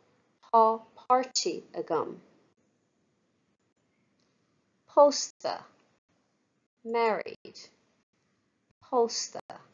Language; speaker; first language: Irish; non-native, fluent; English